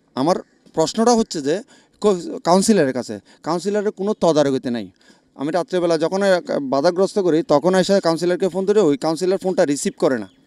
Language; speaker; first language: Bangla; native; Bangla